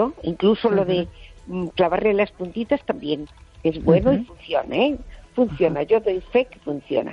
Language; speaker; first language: Spanish; native; Spanish